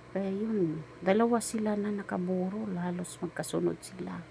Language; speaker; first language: Filipino; native; Filipino